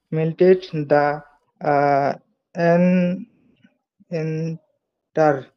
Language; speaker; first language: English; non-native, learner; Bangla